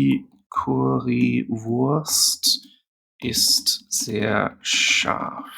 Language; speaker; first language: German; non-native, fluent; English